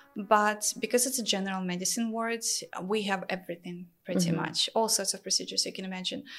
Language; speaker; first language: English; non-native, fluent; Ukrainian